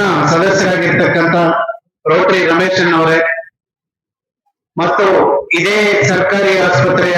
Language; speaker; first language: Kannada; native; Kannada